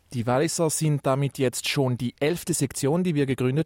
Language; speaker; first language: German; native; German